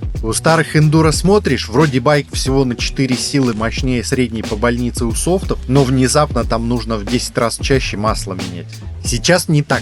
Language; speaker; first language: Russian; native; Russian